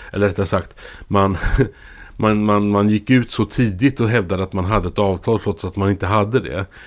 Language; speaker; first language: Swedish; native; Swedish